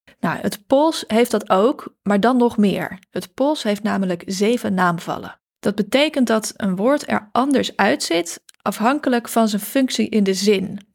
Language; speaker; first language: Dutch; native; Dutch